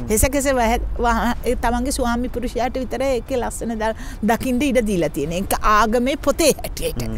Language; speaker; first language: Sinhala; non-native, local second language; Tamil